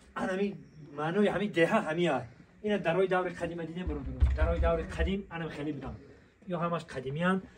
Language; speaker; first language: Persian; native; Persian